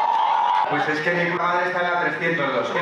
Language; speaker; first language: Spanish; native; Spanish